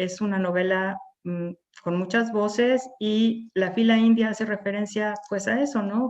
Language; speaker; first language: Spanish; native; Spanish